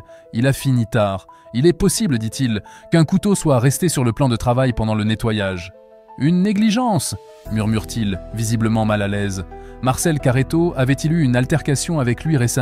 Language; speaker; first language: French; native; French